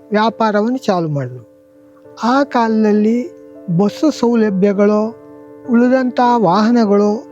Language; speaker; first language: Kannada; native; Kannada